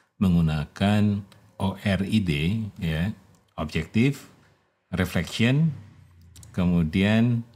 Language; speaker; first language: Indonesian; native; Indonesian